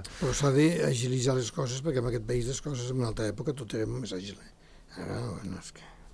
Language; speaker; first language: Catalan; native; Catalan